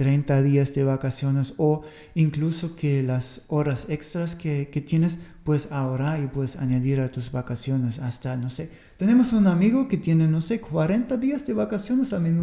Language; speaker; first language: Spanish; non-native, fluent; German